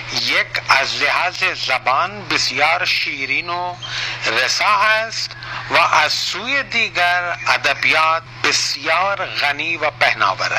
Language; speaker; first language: Persian; non-native, fluent; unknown